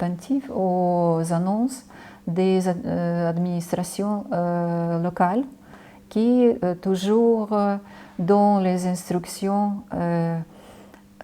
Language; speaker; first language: French; non-native, fluent; Ukrainian